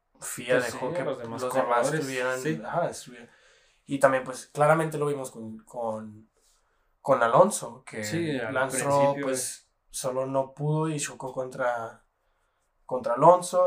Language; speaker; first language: Spanish; native; Spanish